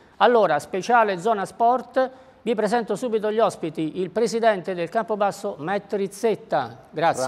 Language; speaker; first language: Italian; native; Italian